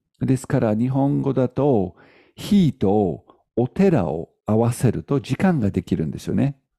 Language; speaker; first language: Japanese; native; Japanese